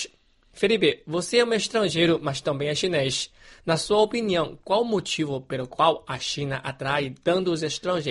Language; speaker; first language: Portuguese; non-native, fluent; Chinese